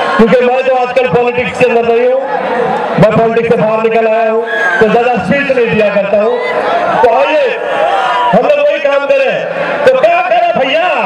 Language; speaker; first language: Hindi; native; Hindi